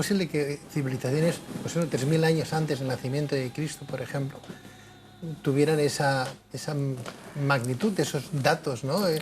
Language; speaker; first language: Spanish; native; Spanish